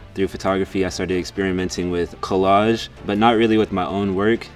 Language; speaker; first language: English; native; English